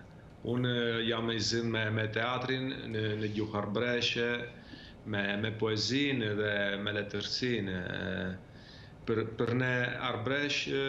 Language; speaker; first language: Albanian; early bilingual, heritage; Albanian